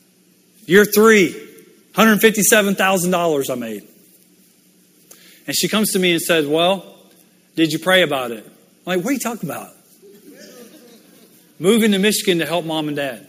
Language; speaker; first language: English; native; English